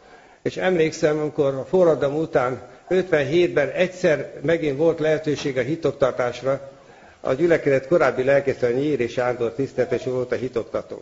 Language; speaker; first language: Hungarian; native; Hungarian